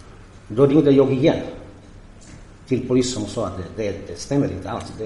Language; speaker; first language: Swedish; non-native, fluent; Croatian